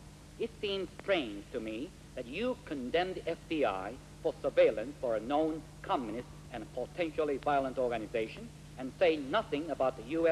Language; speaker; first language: English; non-native, local second language; Korean